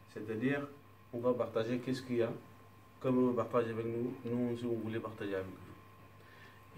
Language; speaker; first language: French; non-native, learner; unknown